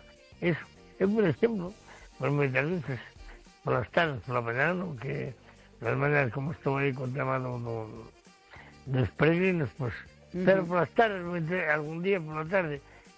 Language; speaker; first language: Spanish; non-native, local second language; Galician